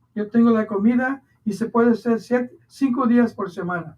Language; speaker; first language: Spanish; early bilingual, other home language; English